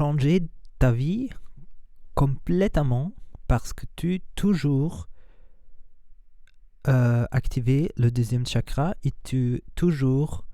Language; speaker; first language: French; non-native, learner; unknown